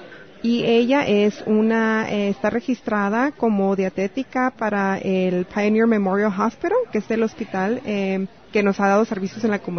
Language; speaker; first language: Spanish; native; Spanish